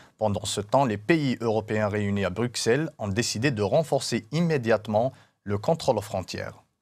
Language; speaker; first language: French; non-native, local second language; Arabic